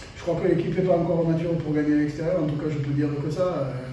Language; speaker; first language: French; native; French